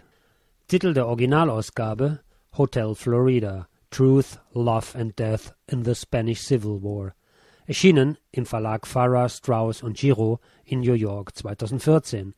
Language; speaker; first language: German; native; German